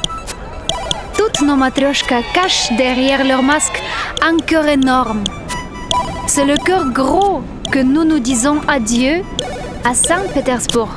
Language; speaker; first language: French; non-native, fluent; Russian